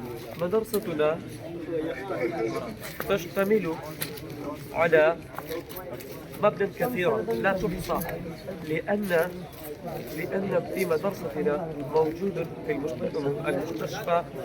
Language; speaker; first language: Arabic; non-native, learner; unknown